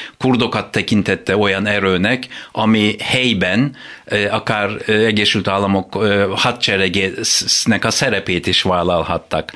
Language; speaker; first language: Hungarian; non-native, fluent; Turkish